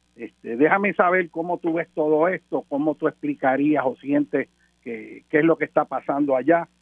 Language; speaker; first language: Spanish; native; Spanish